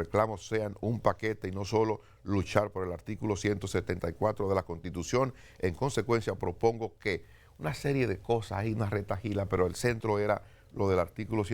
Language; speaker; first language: Spanish; native; Spanish